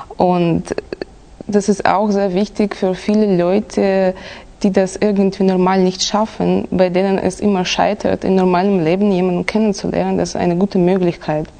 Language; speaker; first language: German; non-native, fluent; Russian